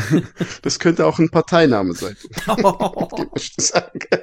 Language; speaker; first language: German; non-native, fluent; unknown